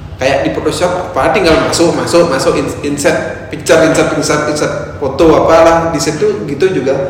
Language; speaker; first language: Indonesian; non-native, local second language; Balinese